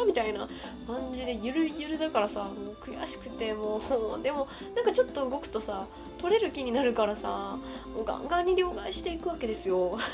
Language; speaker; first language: Japanese; native; Japanese